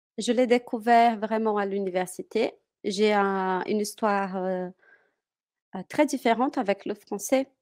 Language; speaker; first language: French; non-native, fluent; Portuguese